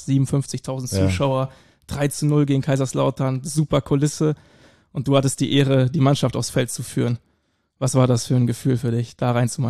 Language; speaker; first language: German; native; German